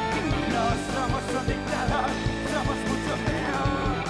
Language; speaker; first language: Spanish; native; Spanish